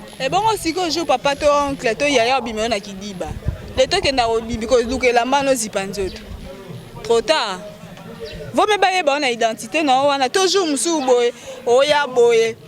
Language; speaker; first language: Lingala; non-native, local second language; Kituba (Democratic Republic of Congo)